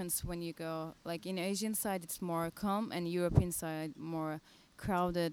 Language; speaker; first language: English; non-native, fluent; Turkish